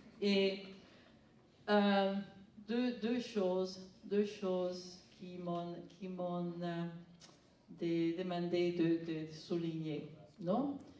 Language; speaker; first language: French; non-native, fluent; Italian